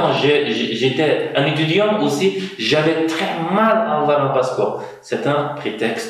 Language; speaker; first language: French; non-native, fluent; Uyghur